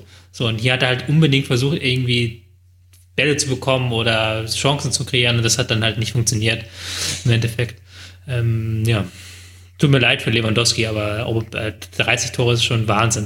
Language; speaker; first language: German; native; German